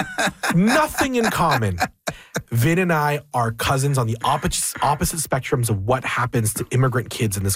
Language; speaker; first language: English; early bilingual, other home language; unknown